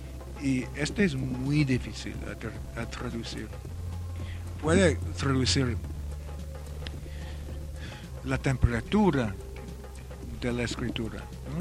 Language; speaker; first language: Spanish; non-native, fluent; Welsh